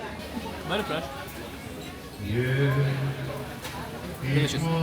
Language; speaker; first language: English; non-native, fluent; Polish